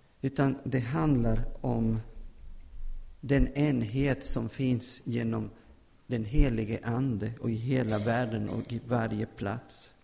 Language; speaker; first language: Swedish; non-native, fluent; Spanish